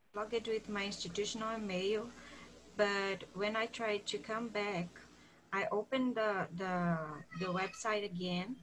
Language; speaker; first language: English; non-native, fluent; Portuguese